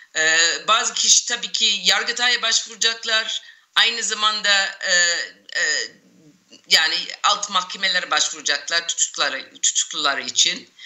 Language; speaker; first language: Turkish; non-native, fluent; English